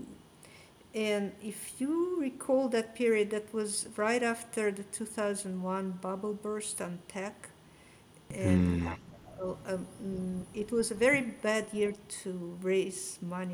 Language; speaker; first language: English; non-native, fluent; Russian